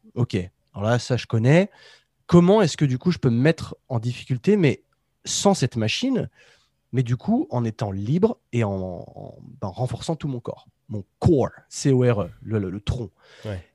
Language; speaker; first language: French; native; French